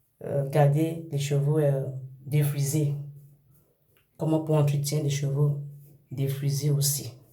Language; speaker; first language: French; non-native, learner; English